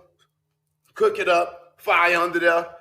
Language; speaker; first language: English; native; English